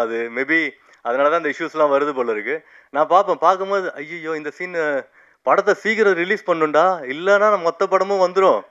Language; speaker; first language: Tamil; native; Tamil